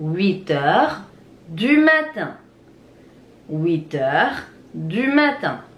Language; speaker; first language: French; non-native, fluent; Indonesian